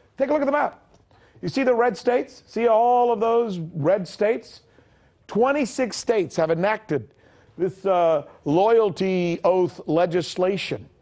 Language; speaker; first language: English; early bilingual, other home language; Spanish